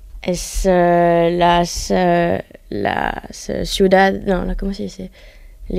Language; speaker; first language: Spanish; non-native, learner; French